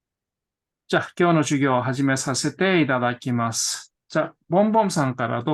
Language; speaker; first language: Japanese; non-native, fluent; Korean